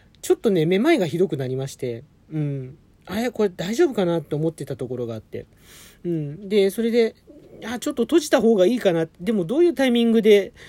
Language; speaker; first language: Japanese; native; Japanese